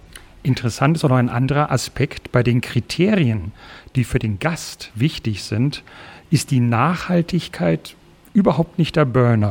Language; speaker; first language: German; native; German